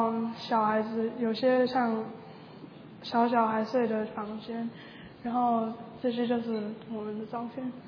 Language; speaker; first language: Chinese; early bilingual, heritage; Chinese